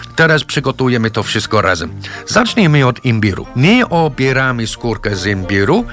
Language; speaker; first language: Polish; non-native, fluent; English